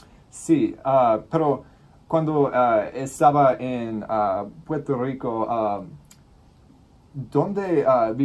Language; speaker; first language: Spanish; non-native, learner; English